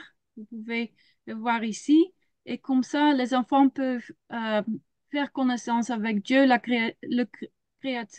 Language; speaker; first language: French; non-native, learner; Dutch